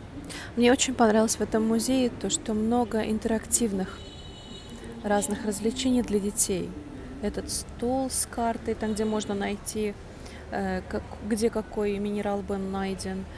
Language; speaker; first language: Russian; native; Russian